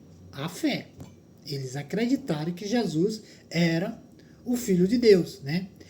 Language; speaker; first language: Portuguese; native; Portuguese